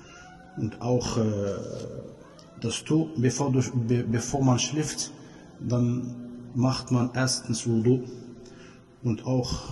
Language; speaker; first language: German; non-native, fluent; Arabic